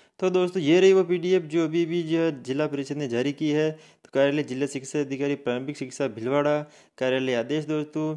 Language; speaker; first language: Hindi; native; Hindi